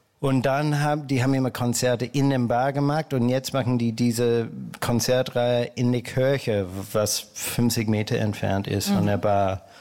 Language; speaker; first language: German; non-native, fluent; English